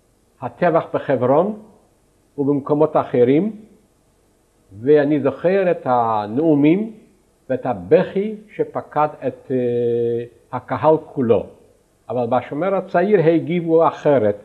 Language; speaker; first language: Hebrew; non-native, fluent; Yiddish